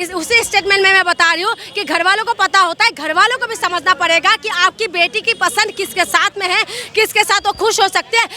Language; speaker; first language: Hindi; non-native, local second language; Assamese